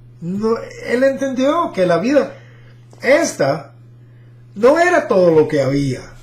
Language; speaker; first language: Spanish; non-native, fluent; English